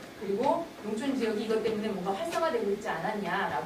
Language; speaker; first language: Korean; native; Korean